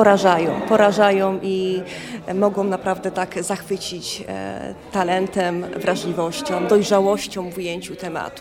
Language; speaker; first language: Polish; native; Polish